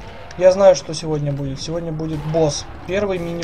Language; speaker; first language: Russian; native; Russian